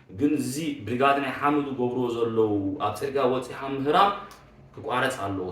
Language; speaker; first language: Tigrinya; early bilingual, heritage; Tigrinya